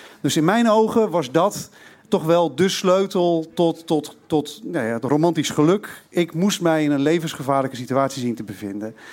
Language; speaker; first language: Dutch; native; Dutch